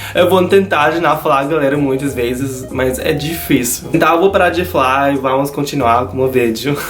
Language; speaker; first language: Portuguese; non-native, learner; English